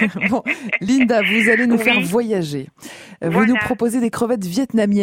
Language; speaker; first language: French; native; French